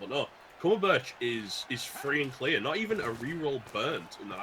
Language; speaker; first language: English; native; English